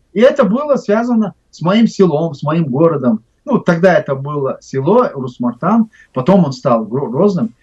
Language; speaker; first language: Russian; non-native, local second language; Chechen